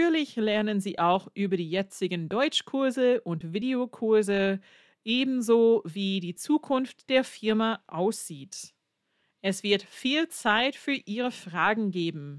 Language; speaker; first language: German; non-native, fluent; English